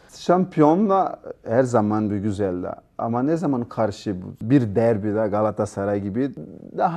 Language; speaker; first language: Turkish; non-native, learner; Portuguese